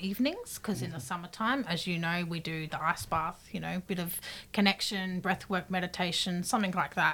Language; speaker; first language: English; native; English